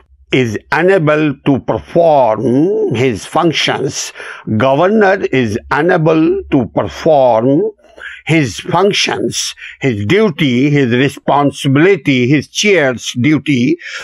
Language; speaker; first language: English; non-native, local second language; Urdu